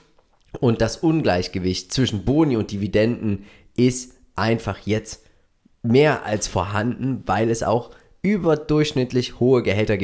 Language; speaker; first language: German; native; German